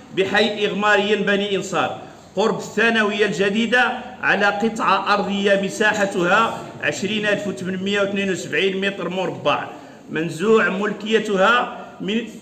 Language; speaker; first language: Arabic; non-native, local second language; Riffian